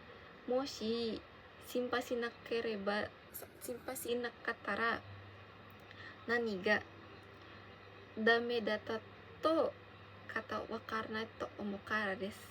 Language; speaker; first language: Japanese; non-native, learner; Indonesian